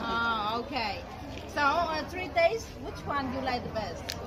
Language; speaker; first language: English; non-native, learner; Vietnamese